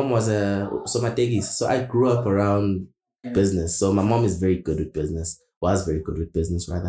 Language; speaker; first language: English; non-native, local second language; Zulu